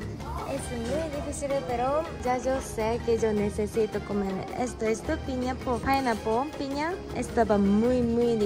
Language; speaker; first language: Spanish; non-native, learner; Japanese